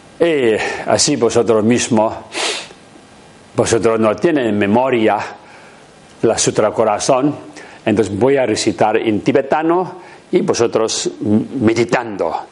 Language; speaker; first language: Spanish; non-native, learner; Tibetan